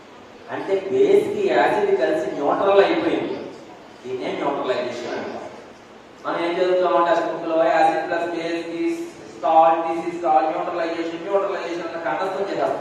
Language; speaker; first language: Telugu; native; Telugu